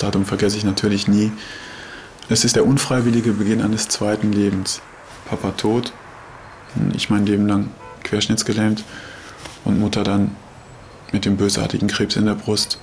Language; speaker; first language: German; native; German